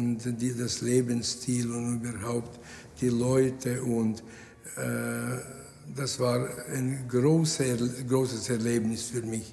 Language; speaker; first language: German; non-native, fluent; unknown